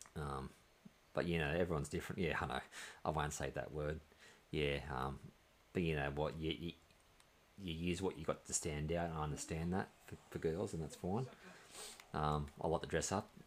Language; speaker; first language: English; native; English